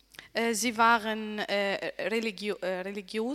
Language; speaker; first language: German; non-native, learner; Arabic